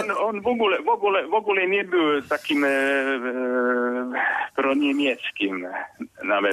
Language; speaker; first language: Polish; non-native, fluent; Finnish